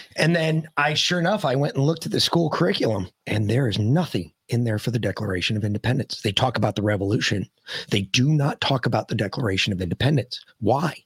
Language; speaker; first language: English; native; English